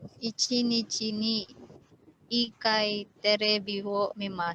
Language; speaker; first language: Japanese; non-native, learner; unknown